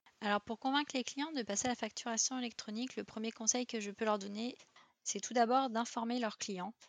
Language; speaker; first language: French; native; French